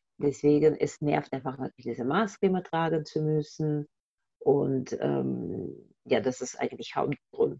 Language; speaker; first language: German; non-native, fluent; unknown